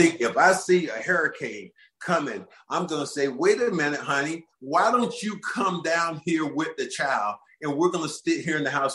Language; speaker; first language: English; native; English